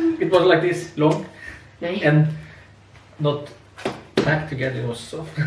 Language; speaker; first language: English; non-native, learner; Norwegian